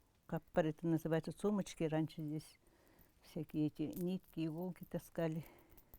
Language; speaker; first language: Russian; non-native, local second language; Yakut